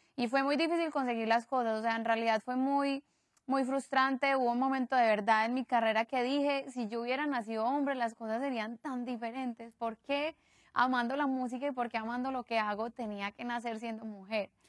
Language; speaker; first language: Spanish; native; Spanish